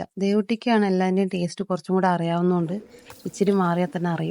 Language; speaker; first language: Malayalam; native; Malayalam